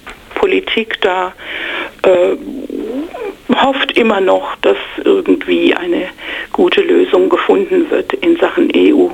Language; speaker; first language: German; non-native, fluent; English